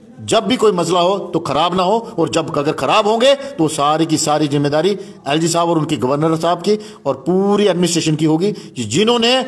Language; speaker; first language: Hindi; non-native, local second language; Dogri